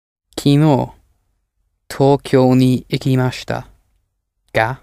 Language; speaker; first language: Japanese; non-native, learner; English